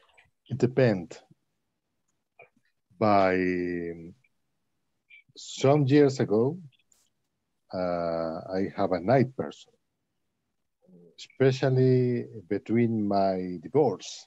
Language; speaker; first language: English; non-native, learner; Spanish